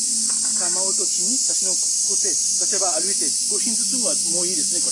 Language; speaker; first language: Japanese; non-native, fluent; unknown